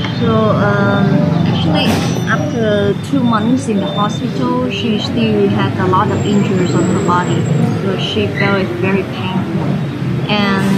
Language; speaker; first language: English; non-native, fluent; Vietnamese